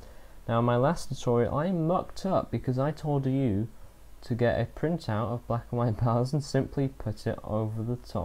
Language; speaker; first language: English; native; English